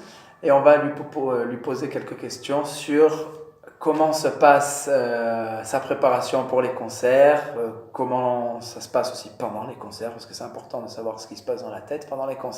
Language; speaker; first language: French; native; French